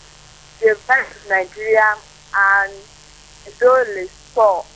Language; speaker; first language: French; non-native, learner; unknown